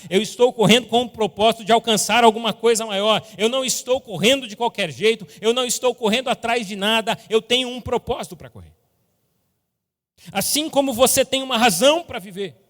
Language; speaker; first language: Portuguese; native; Portuguese